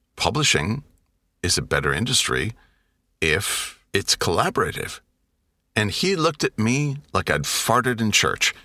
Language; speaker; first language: English; native; English